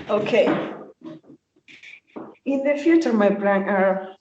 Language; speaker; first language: English; non-native, learner; Spanish